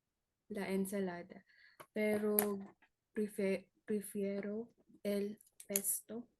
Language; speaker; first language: Spanish; non-native, learner; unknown